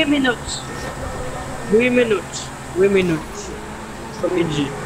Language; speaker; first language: French; native; French